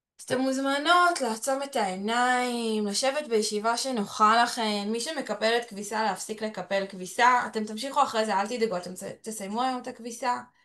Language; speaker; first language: Hebrew; early bilingual, other home language; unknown